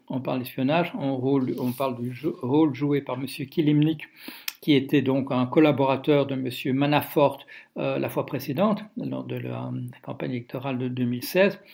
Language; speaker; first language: French; non-native, fluent; Dutch